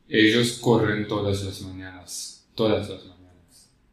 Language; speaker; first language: Spanish; non-native, learner; English